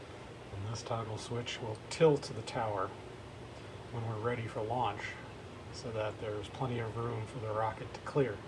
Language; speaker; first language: English; native; English